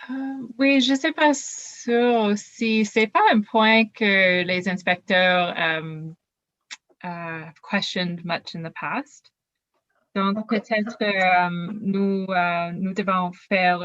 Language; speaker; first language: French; non-native, learner; English